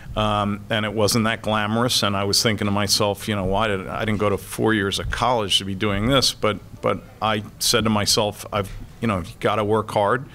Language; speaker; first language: English; native; English